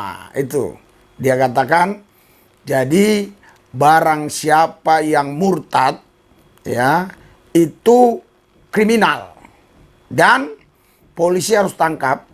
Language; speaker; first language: Indonesian; native; Indonesian